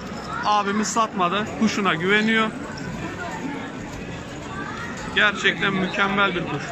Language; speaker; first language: Turkish; native; Turkish